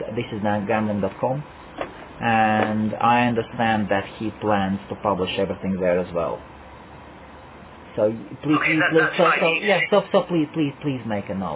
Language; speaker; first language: English; non-native, fluent; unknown